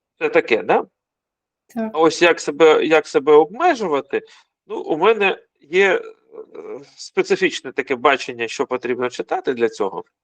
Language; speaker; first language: Ukrainian; non-native, local second language; Russian